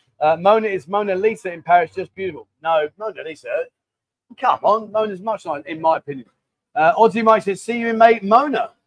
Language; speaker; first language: English; native; English